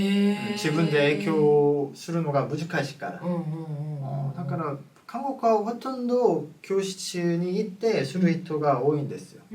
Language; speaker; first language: Japanese; non-native, fluent; Korean